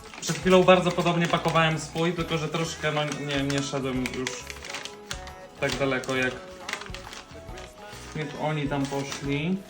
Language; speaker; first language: Polish; native; Polish